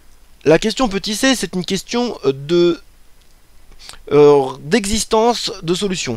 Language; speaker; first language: French; native; French